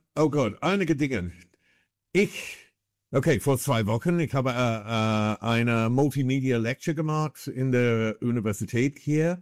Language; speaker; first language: German; non-native, fluent; English